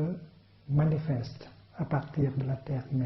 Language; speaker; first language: French; non-native, fluent; Vietnamese